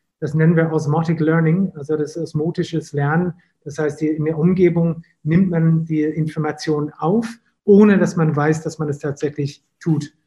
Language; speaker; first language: German; non-native, fluent; English